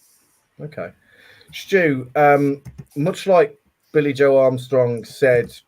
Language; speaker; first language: English; native; English